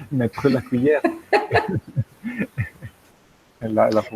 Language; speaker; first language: French; non-native, fluent; Spanish